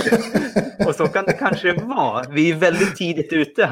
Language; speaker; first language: Swedish; native; Swedish